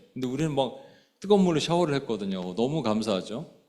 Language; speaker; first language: Korean; native; Korean